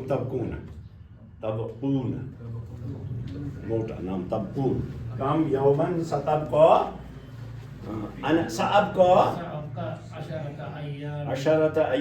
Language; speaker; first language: Arabic; non-native, fluent; Kashmiri